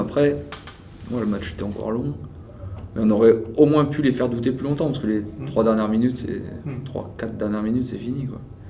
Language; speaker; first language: French; native; French